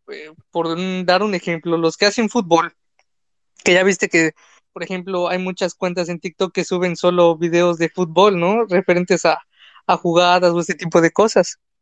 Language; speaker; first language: Spanish; native; Spanish